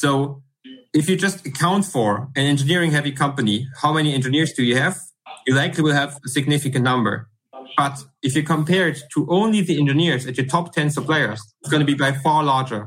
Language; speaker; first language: English; non-native, fluent; German